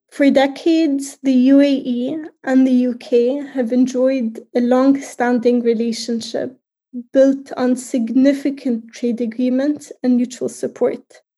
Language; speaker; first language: English; non-native, fluent; Arabic